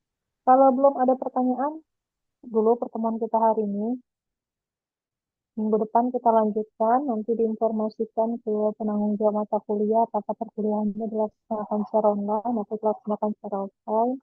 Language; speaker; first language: Indonesian; native; Indonesian